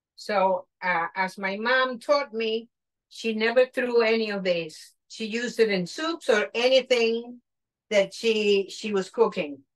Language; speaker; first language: English; non-native, fluent; Spanish